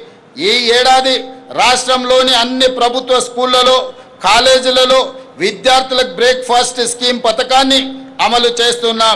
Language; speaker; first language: Telugu; native; Telugu